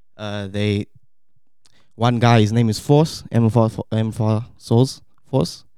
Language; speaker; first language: English; native; English